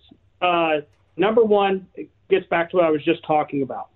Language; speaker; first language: English; native; English